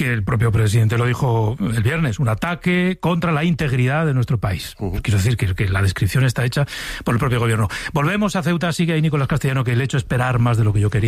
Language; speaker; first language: Spanish; native; Spanish